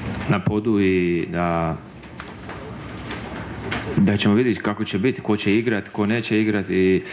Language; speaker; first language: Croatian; early bilingual, heritage; Croatian